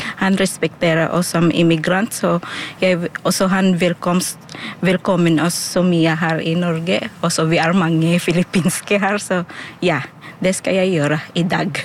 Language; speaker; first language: Norwegian; non-native, learner; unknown